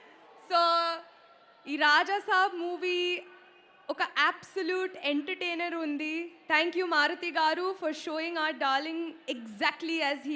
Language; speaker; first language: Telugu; non-native, learner; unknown